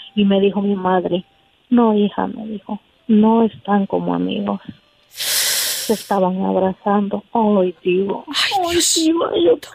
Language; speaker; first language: Spanish; native; Spanish